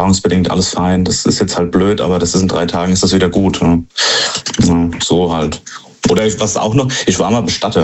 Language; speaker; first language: German; native; German